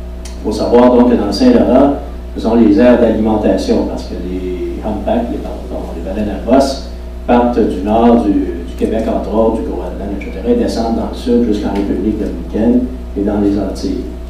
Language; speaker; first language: French; native; French